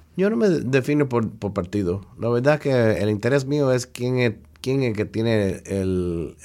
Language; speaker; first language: Spanish; early bilingual, heritage; Spanish